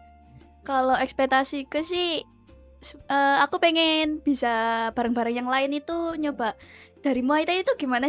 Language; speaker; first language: Indonesian; native; Indonesian